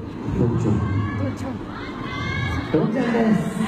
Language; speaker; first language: Japanese; non-native, learner; Korean